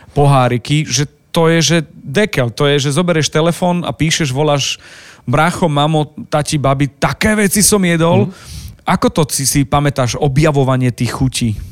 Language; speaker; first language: Slovak; native; Slovak